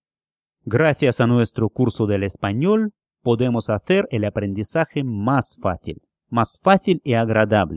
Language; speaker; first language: Spanish; non-native, fluent; Russian